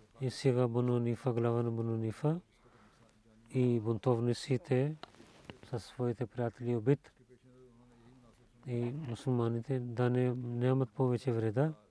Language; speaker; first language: Bulgarian; non-native, learner; Urdu